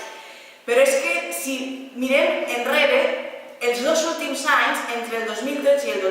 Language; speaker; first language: Catalan; native; Catalan